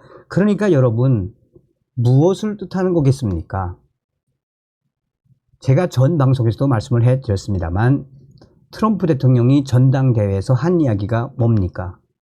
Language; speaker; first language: Korean; native; Korean